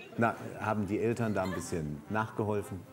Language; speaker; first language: German; native; German